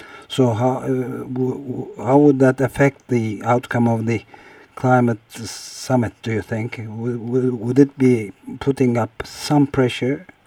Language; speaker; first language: English; non-native, fluent; Turkish